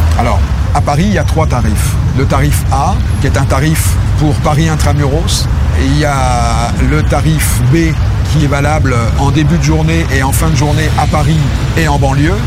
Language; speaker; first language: French; native; French